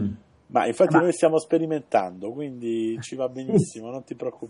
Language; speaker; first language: Italian; native; Italian